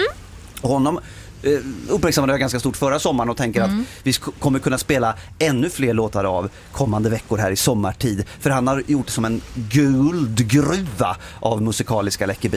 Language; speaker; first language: Swedish; native; Swedish